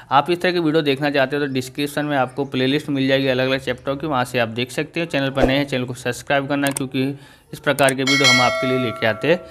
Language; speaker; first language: Hindi; non-native, local second language; Gujarati